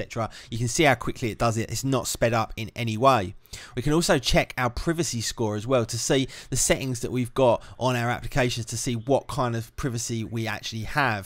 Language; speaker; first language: English; native; English